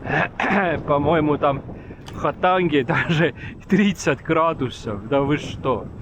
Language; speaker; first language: Russian; non-native, local second language; Estonian